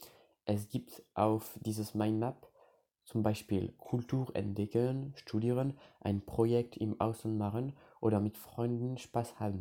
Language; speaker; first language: German; non-native, learner; French